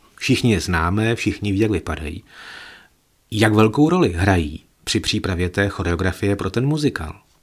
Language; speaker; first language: Czech; native; Czech